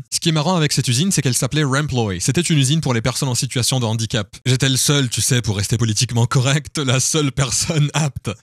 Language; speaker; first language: French; non-native, fluent; English